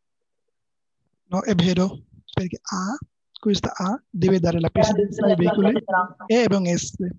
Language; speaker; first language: Italian; non-native, learner; Bangla